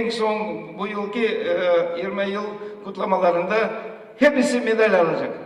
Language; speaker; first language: Turkish; non-native, learner; Kazakh